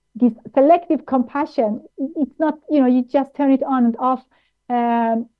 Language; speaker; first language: English; non-native, fluent; German